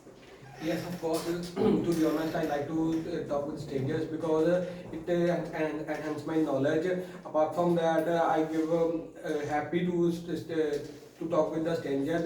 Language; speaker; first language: English; non-native, learner; Punjabi